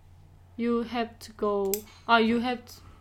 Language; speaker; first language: English; non-native, learner; Korean